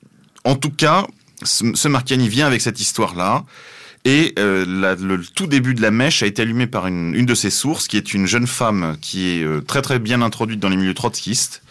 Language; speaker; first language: French; native; French